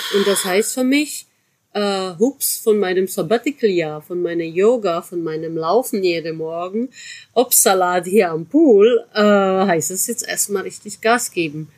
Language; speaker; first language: German; native; German